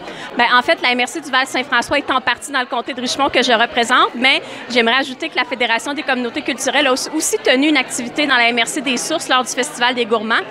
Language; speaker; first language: French; native; French